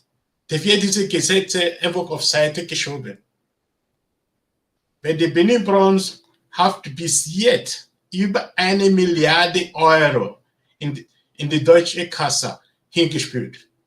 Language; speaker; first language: German; non-native, learner; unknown